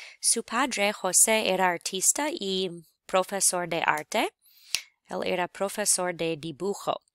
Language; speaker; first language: Spanish; non-native, fluent; English